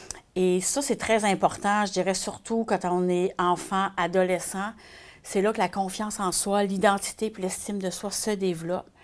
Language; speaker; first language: French; native; French